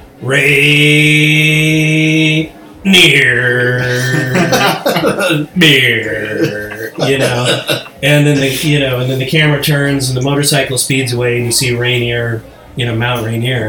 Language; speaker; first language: English; native; English